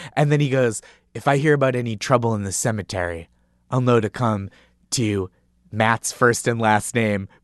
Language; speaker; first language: English; native; English